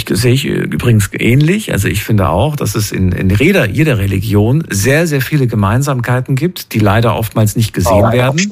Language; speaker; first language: German; native; German